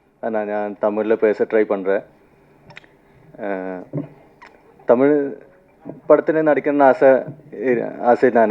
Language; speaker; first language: Tamil; non-native, fluent; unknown